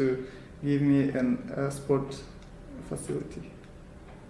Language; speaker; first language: English; non-native, learner; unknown